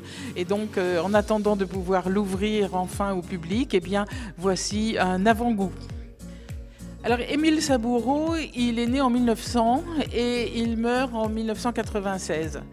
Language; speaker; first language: French; native; French